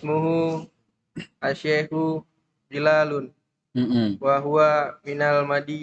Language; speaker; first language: Arabic; non-native, learner; Indonesian